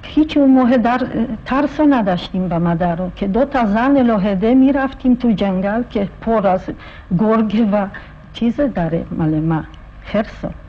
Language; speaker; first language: Persian; non-native, fluent; Polish